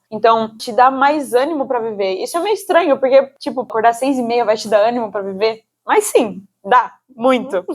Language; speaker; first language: Portuguese; native; Portuguese